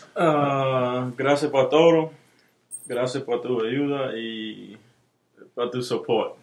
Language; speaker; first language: Spanish; non-native, learner; English